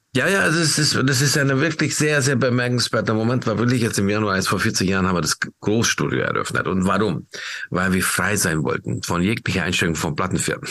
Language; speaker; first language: German; non-native, fluent; Hungarian